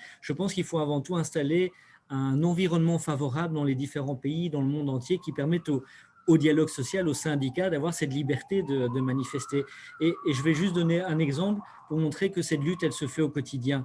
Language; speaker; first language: French; native; French